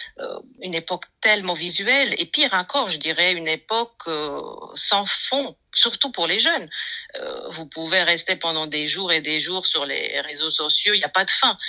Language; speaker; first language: French; non-native, fluent; Romanian